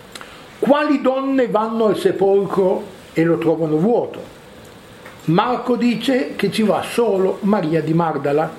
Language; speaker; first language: Italian; native; Italian